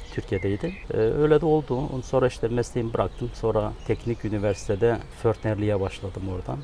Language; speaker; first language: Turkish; early bilingual, other home language; Kurdish